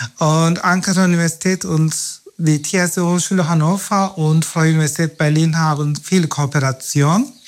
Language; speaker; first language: German; non-native, fluent; Turkish